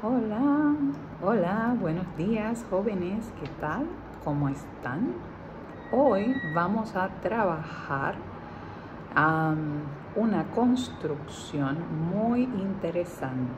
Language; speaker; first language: Spanish; non-native, fluent; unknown